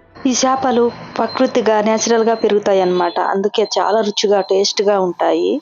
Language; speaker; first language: Telugu; non-native, local second language; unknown